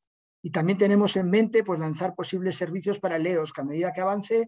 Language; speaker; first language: Spanish; native; Spanish